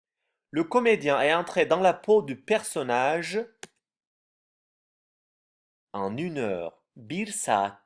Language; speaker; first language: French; non-native, fluent; Turkish